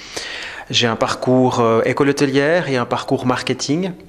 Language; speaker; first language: French; native; French